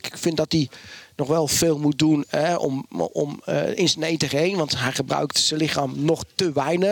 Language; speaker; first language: Dutch; native; Dutch